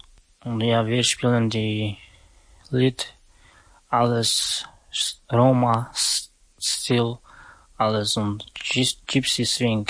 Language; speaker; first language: German; non-native, learner; Romany